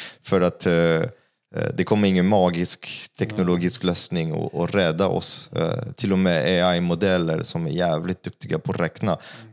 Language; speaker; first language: Swedish; non-native, fluent; French